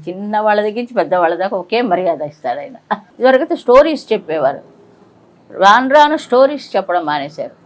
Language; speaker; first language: Telugu; native; Telugu